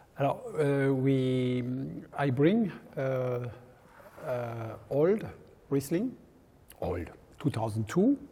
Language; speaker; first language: English; non-native, learner; French